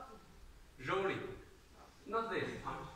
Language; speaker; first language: English; non-native, learner; Chinese